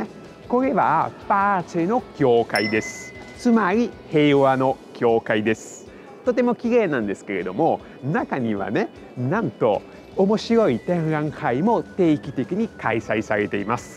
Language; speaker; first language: Japanese; non-native, fluent; Italian